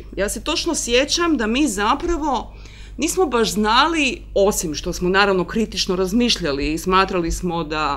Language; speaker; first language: Croatian; native; Croatian